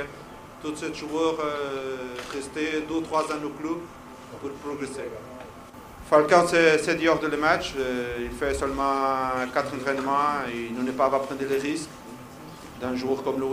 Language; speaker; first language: French; non-native, fluent; Portuguese